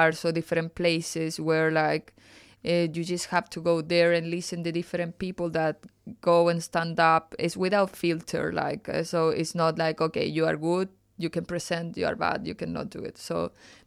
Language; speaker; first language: English; non-native, fluent; Spanish